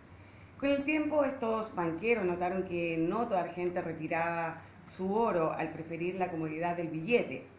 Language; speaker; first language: Spanish; native; Spanish